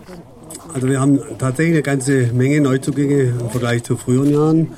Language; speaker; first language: German; native; German